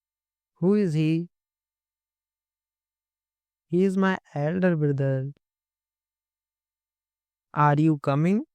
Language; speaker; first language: English; non-native, local second language; Hindi